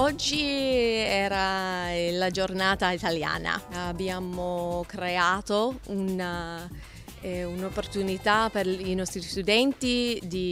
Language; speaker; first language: Italian; non-native, fluent; English